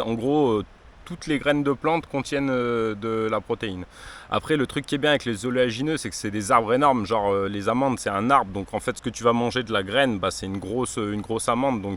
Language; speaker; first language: French; native; French